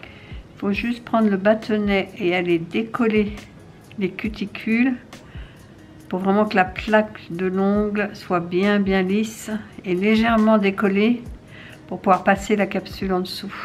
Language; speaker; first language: French; native; French